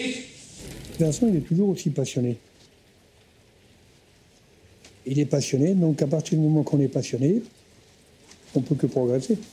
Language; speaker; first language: French; native; French